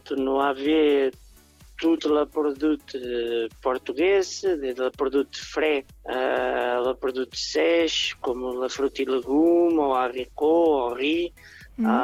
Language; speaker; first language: French; non-native, learner; Portuguese